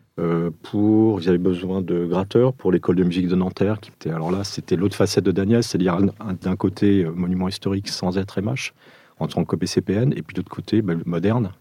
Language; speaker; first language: French; early bilingual, other home language; Portuguese